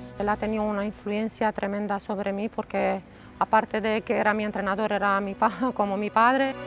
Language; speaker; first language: Spanish; non-native, fluent; Romanian